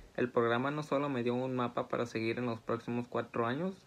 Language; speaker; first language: Spanish; early bilingual, heritage; Spanish